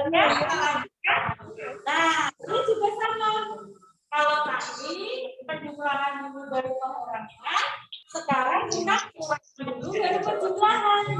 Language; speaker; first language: Indonesian; native; Indonesian